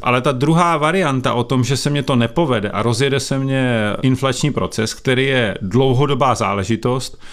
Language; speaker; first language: Czech; native; Czech